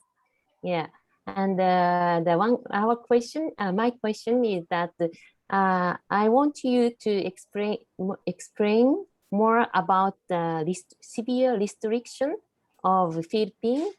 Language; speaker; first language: English; non-native, fluent; Japanese